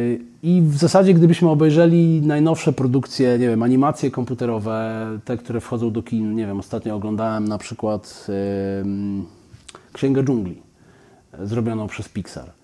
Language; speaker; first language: Polish; native; Polish